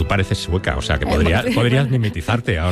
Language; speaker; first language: Spanish; native; Spanish